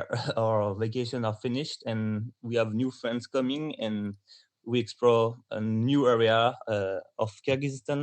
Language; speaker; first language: English; non-native, learner; French